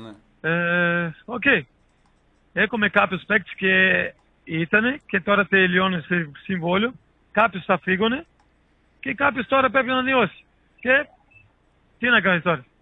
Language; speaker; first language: Greek; non-native, learner; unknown